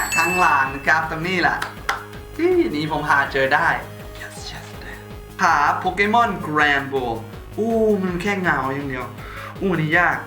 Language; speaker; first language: Thai; non-native, fluent; English